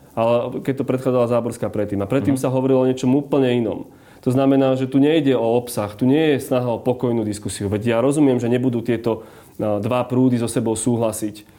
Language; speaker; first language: Slovak; native; Slovak